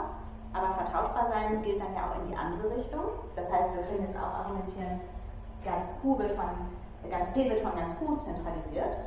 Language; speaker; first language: German; native; German